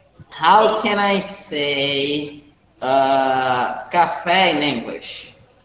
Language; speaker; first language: English; non-native, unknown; Portuguese